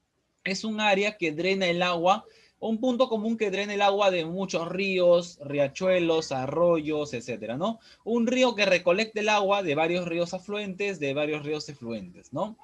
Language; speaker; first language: Spanish; native; Spanish